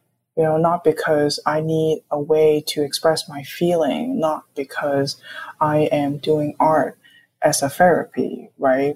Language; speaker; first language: English; non-native, local second language; Cantonese